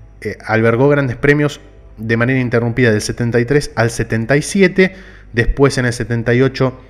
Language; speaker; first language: Spanish; native; Spanish